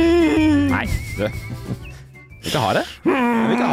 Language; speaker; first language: Norwegian; native; Norwegian